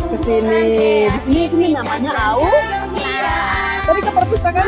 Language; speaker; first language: Indonesian; native; Indonesian